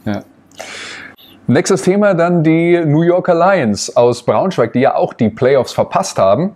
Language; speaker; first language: German; native; German